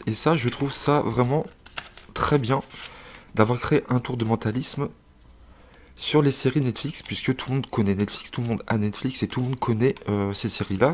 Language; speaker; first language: French; native; French